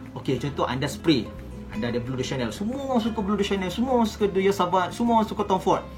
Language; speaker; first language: Malay; native; Malay